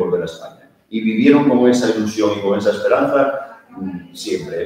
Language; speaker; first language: Spanish; early bilingual, heritage; Spanish